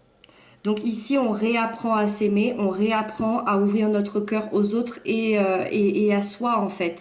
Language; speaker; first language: French; native; French